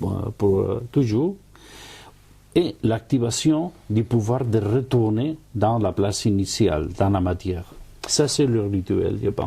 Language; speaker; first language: French; non-native, fluent; Spanish